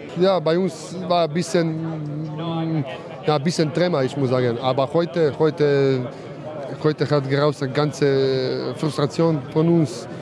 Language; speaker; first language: German; non-native, learner; Croatian